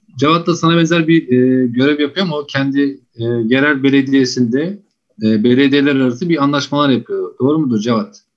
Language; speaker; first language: Turkish; native; Turkish